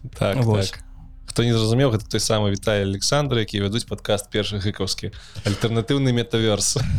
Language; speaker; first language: Belarusian; native; Belarusian